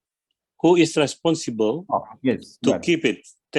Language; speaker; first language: English; non-native, learner; Indonesian